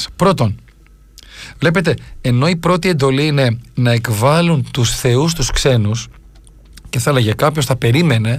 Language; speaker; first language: Greek; native; Greek